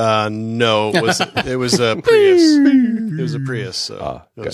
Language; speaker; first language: English; native; English